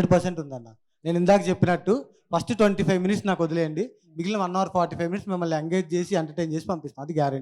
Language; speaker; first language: Telugu; native; Telugu